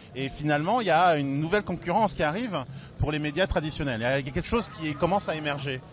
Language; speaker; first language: French; native; French